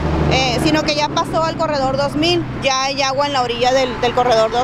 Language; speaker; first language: Spanish; native; Spanish